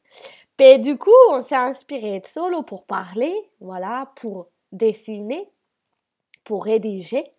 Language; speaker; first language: French; native; French